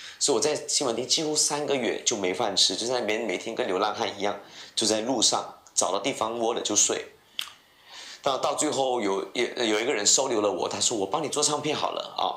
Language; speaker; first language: Chinese; native; Chinese